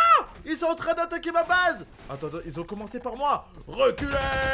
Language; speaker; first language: French; native; French